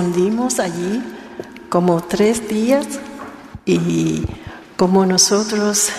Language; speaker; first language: Spanish; non-native, learner; Vietnamese